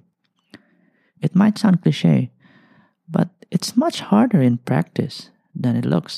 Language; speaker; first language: English; non-native, local second language; Bikol